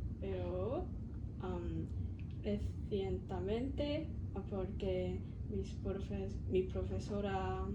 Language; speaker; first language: Spanish; non-native, learner; Cantonese